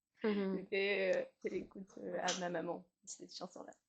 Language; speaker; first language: French; non-native, learner; Chinese